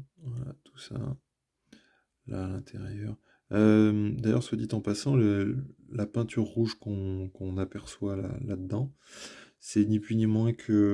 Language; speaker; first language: French; native; French